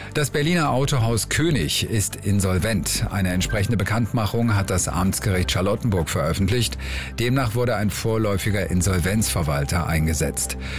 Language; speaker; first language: German; native; German